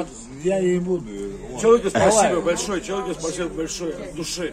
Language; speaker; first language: Russian; native; Russian